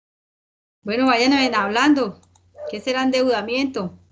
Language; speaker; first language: Spanish; native; Spanish